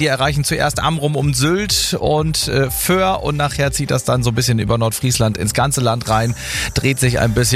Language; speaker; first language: German; native; German